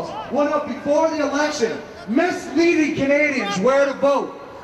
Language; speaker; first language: English; native; English